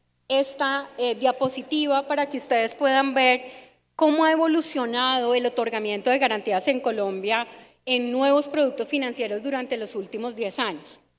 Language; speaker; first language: Spanish; native; Spanish